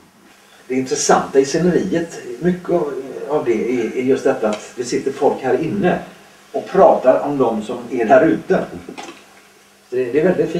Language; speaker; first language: Swedish; native; Swedish